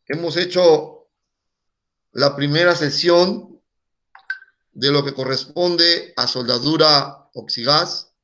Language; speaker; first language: Spanish; native; Spanish